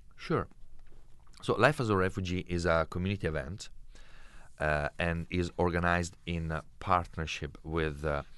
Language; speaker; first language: English; non-native, fluent; Italian